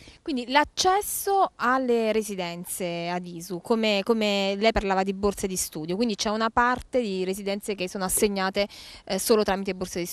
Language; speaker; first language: Italian; native; Italian